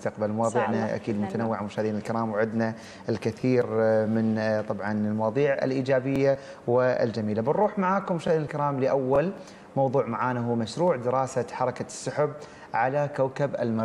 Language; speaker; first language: Arabic; native; Arabic